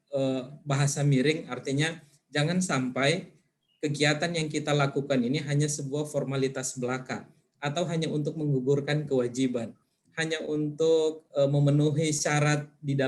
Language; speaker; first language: Indonesian; native; Indonesian